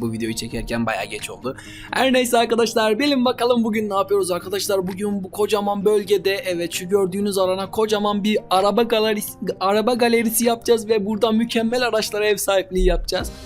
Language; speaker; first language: Turkish; native; Turkish